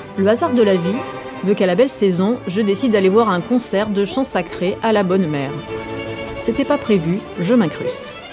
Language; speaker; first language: French; native; French